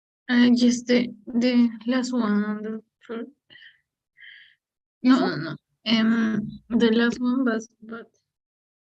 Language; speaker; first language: English; non-native, learner; Spanish